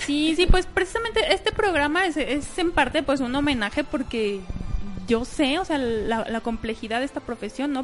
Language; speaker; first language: Spanish; native; Spanish